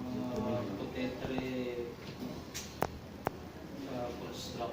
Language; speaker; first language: French; non-native, learner; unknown